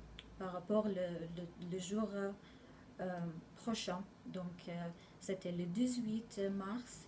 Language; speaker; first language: French; non-native, learner; Arabic